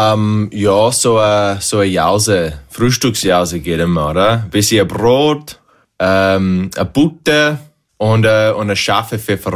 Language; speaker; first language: German; non-native, fluent; English